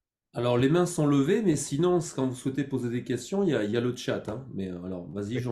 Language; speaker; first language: French; native; French